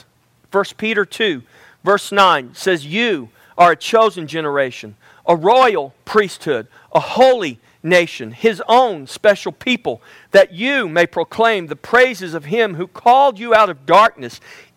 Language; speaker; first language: English; native; English